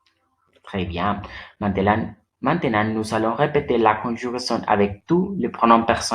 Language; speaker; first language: French; non-native, learner; Spanish